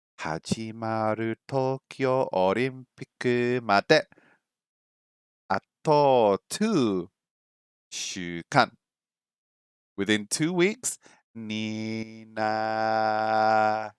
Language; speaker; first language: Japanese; non-native, learner; English